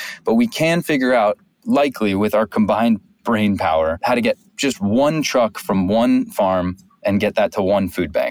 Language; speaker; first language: English; native; English